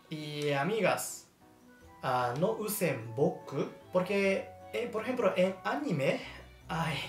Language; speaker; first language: Spanish; non-native, learner; Japanese